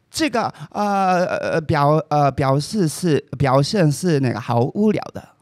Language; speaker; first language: Chinese; non-native, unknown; Japanese